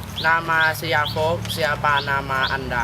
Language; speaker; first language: Indonesian; non-native, learner; Thai